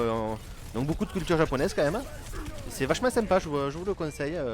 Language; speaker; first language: French; native; French